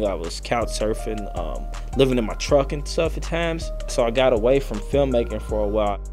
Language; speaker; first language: English; native; English